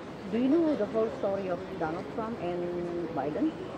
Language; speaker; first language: English; non-native, fluent; Chinese